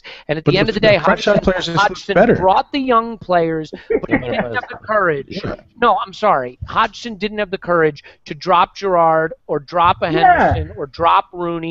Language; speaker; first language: English; native; English